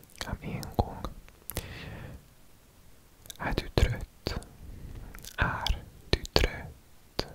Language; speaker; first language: Swedish; non-native, learner; English